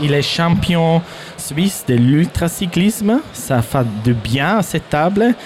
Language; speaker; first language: French; non-native, learner; German